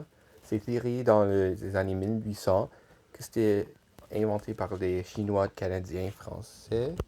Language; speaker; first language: French; non-native, local second language; English